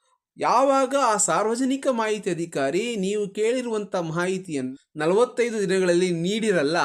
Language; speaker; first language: Kannada; native; Kannada